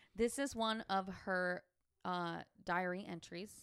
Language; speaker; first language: English; native; English